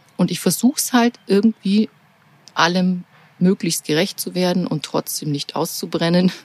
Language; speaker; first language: German; native; German